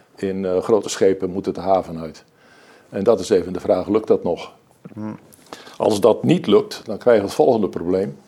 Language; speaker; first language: Dutch; native; Dutch